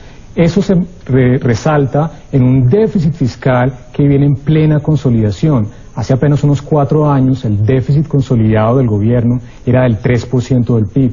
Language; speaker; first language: Spanish; native; Spanish